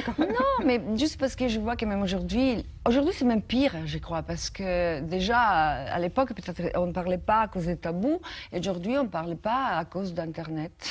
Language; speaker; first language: French; non-native, fluent; Italian